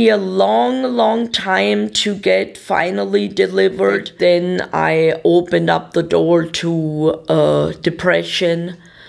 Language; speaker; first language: English; non-native, fluent; German